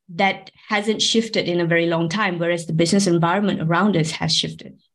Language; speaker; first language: English; non-native, local second language; Tamil